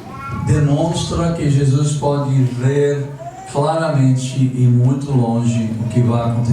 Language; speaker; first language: Portuguese; non-native, fluent; English